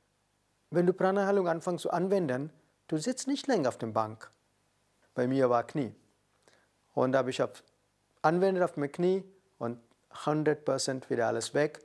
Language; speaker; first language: German; non-native, learner; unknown